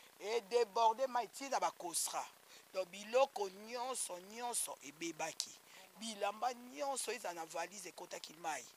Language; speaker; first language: Lingala; native; Lingala